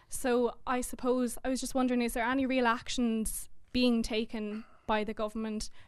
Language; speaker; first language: English; native; English